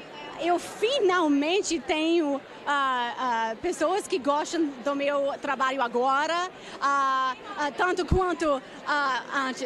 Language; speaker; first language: Portuguese; non-native, fluent; English